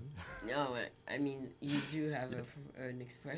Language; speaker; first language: English; non-native, fluent; French